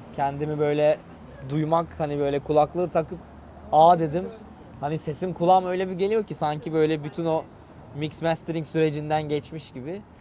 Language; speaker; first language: Turkish; native; Turkish